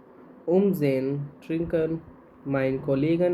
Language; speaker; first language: German; non-native, learner; Hindi